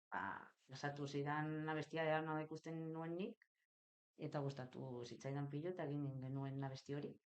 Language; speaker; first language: Basque; non-native, local second language; Spanish